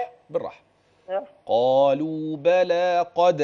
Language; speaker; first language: Arabic; native; Arabic